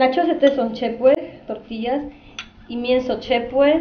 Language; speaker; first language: Polish; non-native, fluent; Spanish